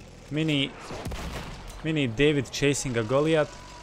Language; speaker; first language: English; non-native, fluent; Bosnian